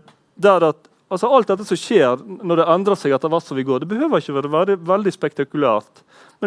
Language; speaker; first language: Norwegian; native; Norwegian